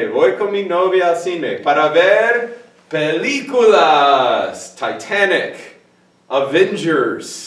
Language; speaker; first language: Spanish; non-native, fluent; English